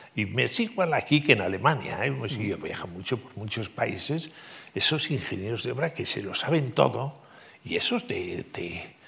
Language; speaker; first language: Spanish; native; Spanish